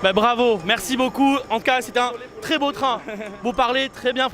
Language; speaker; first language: French; native; French